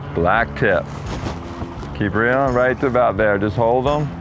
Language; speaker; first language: English; native; English